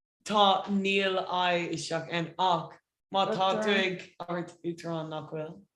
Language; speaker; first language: Irish; non-native, local second language; English